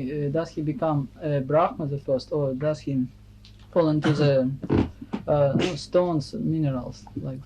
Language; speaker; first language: English; non-native, fluent; Russian